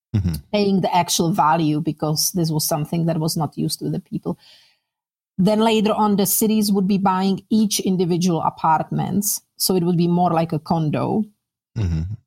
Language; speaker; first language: English; non-native, fluent; Czech